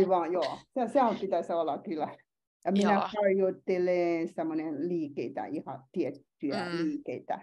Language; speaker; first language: Finnish; non-native, learner; Chinese